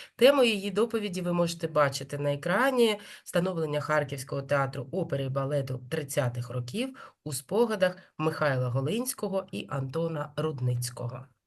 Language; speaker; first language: Ukrainian; native; Ukrainian